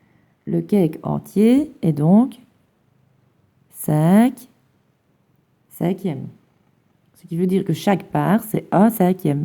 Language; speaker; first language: French; native; French